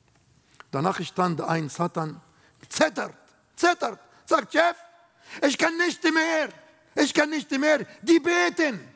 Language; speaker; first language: German; non-native, learner; Arabic